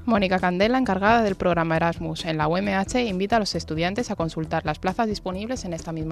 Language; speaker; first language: Spanish; native; Spanish